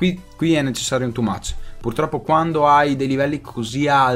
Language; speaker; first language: Italian; native; Italian